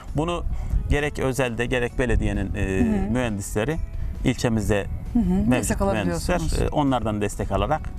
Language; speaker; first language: Turkish; native; Turkish